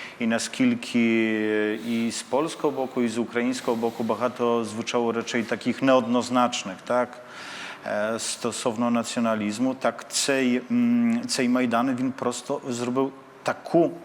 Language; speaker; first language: Polish; non-native, learner; Ukrainian